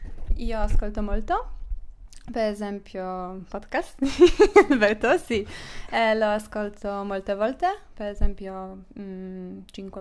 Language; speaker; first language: Italian; non-native, learner; Polish